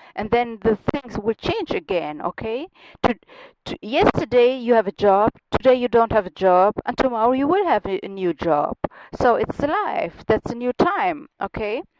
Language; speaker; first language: English; non-native, learner; German